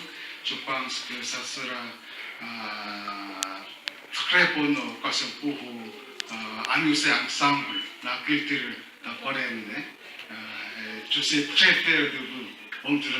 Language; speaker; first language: French; non-native, learner; Korean